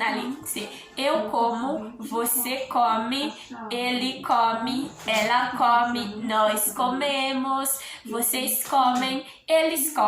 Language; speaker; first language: Portuguese; non-native, learner; Haitian Creole